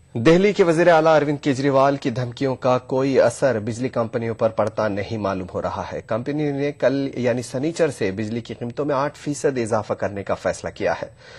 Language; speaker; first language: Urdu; native; Urdu